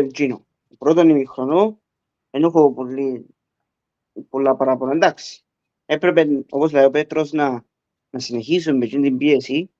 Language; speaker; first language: Greek; early bilingual, heritage; Greek